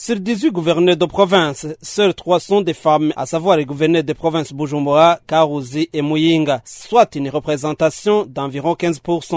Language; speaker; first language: French; non-native, local second language; Rundi